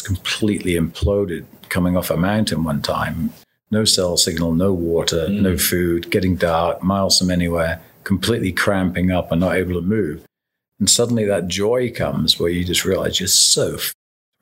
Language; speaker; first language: English; native; English